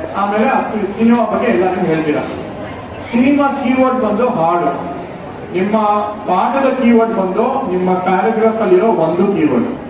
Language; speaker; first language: Kannada; non-native, local second language; Urdu